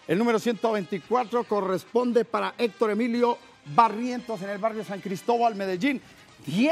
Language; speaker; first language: Spanish; native; Spanish